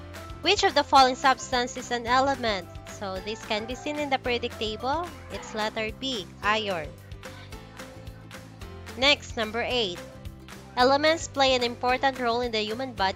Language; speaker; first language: English; non-native, local second language; Cebuano